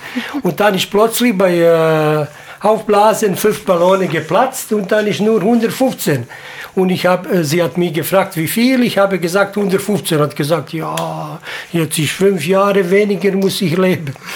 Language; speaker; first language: German; non-native, learner; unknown